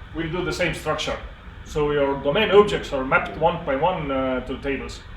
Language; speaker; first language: English; non-native, fluent; Estonian